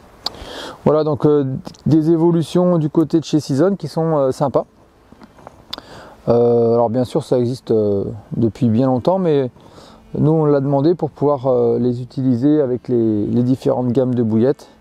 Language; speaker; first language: French; native; French